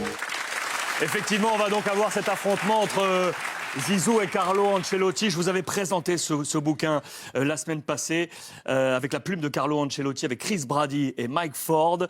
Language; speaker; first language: French; native; French